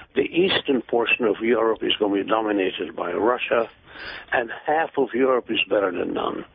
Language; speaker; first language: English; non-native, fluent; Hungarian